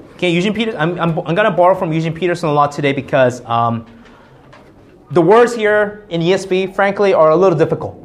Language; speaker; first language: English; early bilingual, other home language; Korean